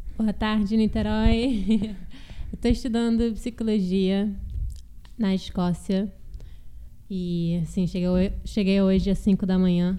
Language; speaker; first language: Portuguese; early bilingual, heritage; Portuguese